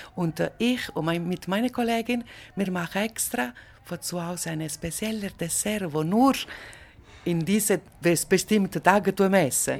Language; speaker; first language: German; non-native, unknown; Italian